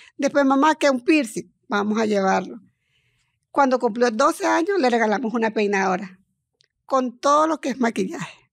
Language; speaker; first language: Spanish; native; Spanish